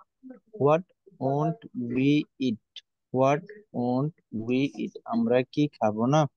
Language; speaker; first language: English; non-native, learner; Bangla